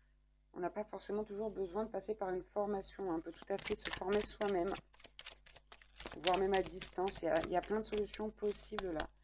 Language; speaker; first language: French; native; French